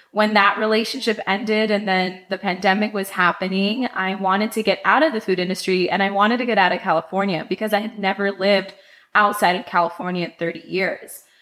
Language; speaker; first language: English; native; English